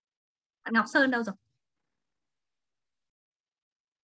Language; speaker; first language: Vietnamese; native; Vietnamese